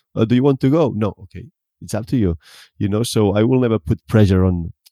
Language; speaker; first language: English; non-native, fluent; Spanish